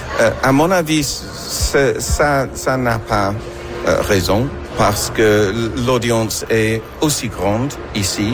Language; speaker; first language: French; non-native, learner; English